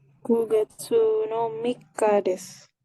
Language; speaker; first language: Japanese; non-native, learner; Indonesian